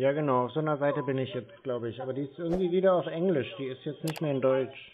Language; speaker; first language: German; native; German